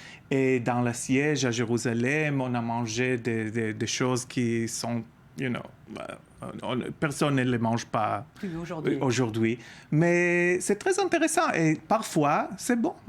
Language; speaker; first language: French; non-native, learner; Hebrew